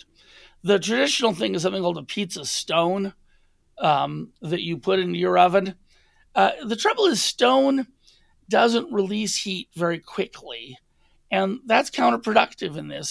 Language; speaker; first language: English; native; English